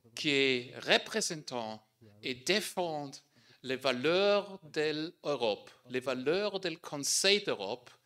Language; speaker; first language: French; non-native, fluent; German